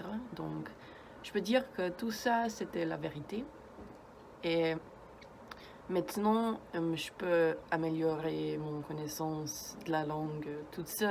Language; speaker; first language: French; non-native, learner; Slovenian